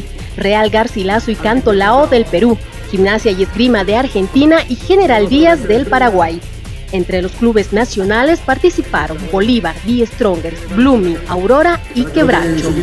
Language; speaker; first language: Spanish; native; Spanish